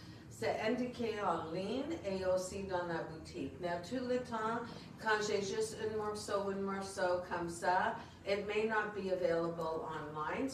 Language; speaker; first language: French; non-native, fluent; English